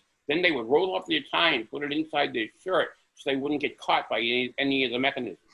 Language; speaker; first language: English; native; English